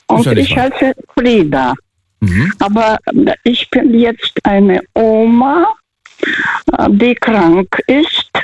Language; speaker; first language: German; non-native, fluent; Russian